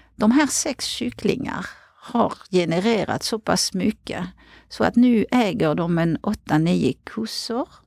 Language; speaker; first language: Swedish; non-native, fluent; French